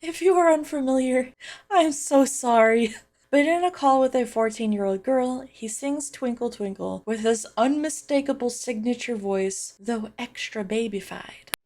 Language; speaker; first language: English; native; English